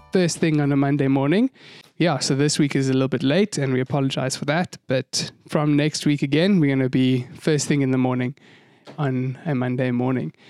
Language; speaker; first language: English; native; English